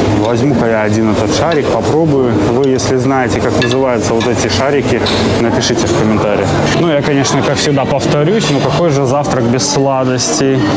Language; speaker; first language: Russian; native; Russian